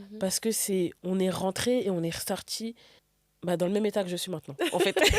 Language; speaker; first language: French; native; French